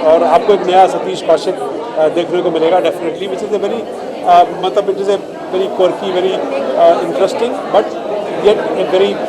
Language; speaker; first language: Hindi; native; Hindi